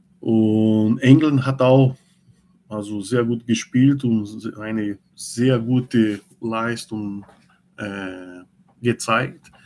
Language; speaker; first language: German; non-native, learner; Portuguese